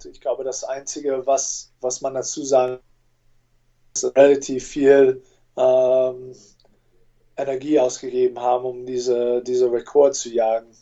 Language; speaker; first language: German; non-native, fluent; English